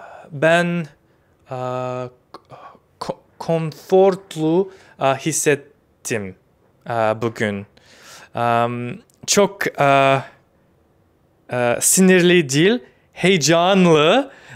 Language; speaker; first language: Turkish; non-native, learner; English